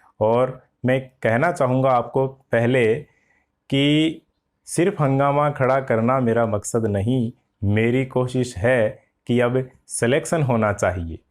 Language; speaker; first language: Hindi; native; Hindi